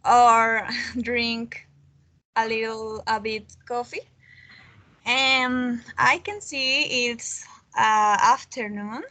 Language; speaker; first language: English; non-native, learner; Spanish